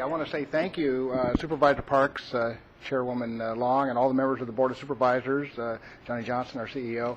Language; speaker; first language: English; native; English